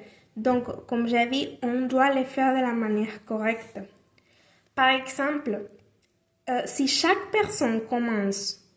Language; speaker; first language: French; non-native, learner; Spanish